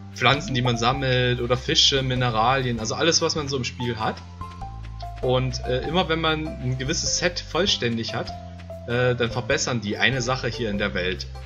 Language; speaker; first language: German; native; German